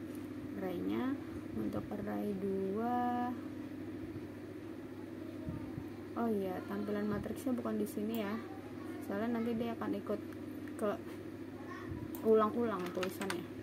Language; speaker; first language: Indonesian; native; Indonesian